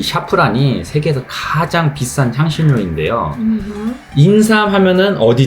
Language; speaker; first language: Korean; native; Korean